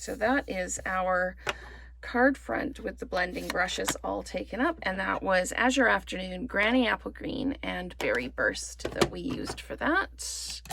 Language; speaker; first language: English; native; English